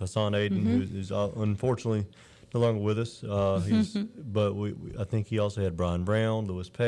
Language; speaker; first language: English; native; English